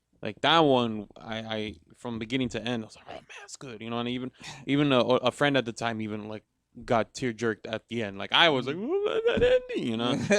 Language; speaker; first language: English; native; English